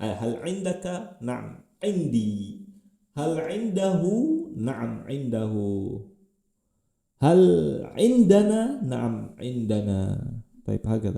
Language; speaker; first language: Arabic; non-native, fluent; Indonesian